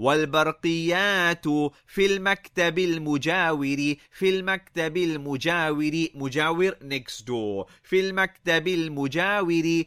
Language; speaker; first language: Arabic; non-native, fluent; English